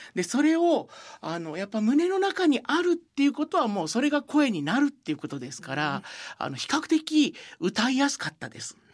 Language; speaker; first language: Japanese; native; Japanese